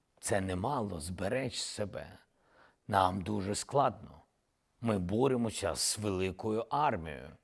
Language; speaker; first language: Ukrainian; non-native, local second language; Russian